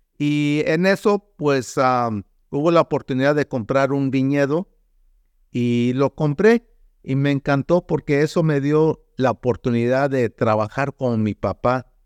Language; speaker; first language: Spanish; early bilingual, heritage; Spanish